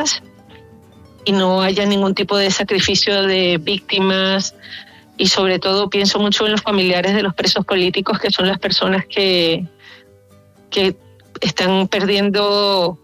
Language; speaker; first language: Spanish; native; Spanish